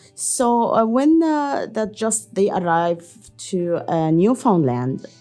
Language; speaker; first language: English; early bilingual, other home language; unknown